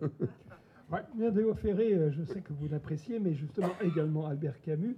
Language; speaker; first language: French; native; French